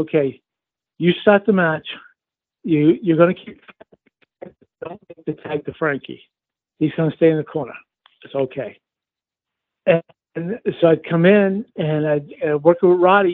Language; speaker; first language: English; native; English